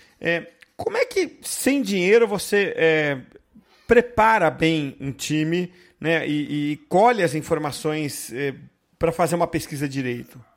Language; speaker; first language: Portuguese; native; Portuguese